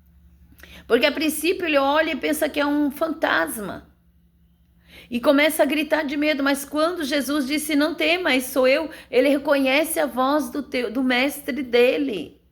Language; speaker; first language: Portuguese; native; Portuguese